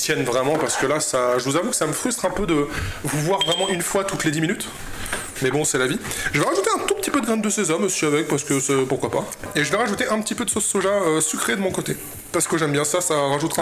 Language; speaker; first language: French; native; French